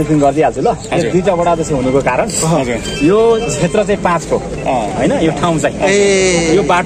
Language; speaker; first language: Nepali; native; Nepali